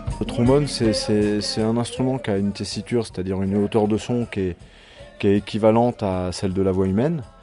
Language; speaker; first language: French; native; French